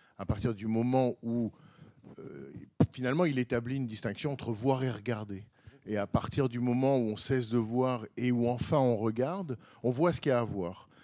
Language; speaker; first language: French; native; French